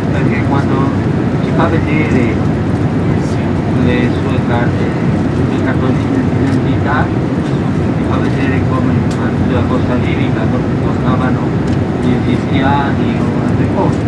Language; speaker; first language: Italian; non-native, fluent; Spanish